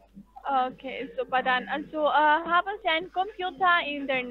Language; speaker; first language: German; non-native, fluent; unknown